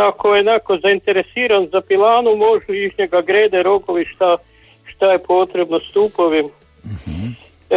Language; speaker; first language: Croatian; native; Croatian